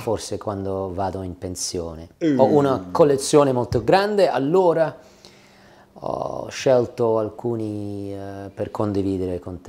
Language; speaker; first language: Italian; early bilingual, heritage; English